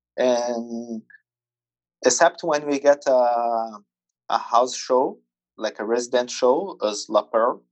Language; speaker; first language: English; non-native, fluent; Portuguese